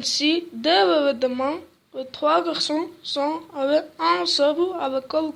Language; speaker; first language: French; non-native, learner; Greek